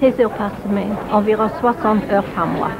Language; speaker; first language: French; non-native, local second language; Luxembourgish